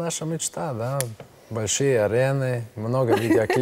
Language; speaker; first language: Russian; non-native, local second language; Latvian